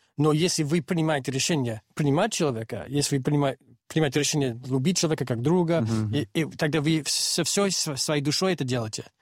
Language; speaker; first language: Russian; non-native, fluent; English